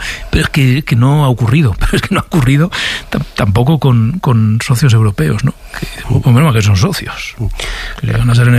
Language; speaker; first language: Spanish; native; Spanish